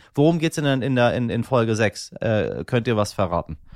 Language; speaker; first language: German; native; German